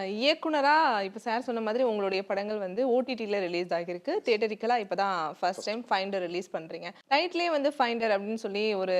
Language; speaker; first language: Tamil; native; Tamil